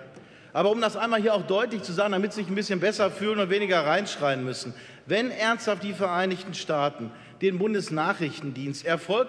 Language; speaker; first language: German; native; German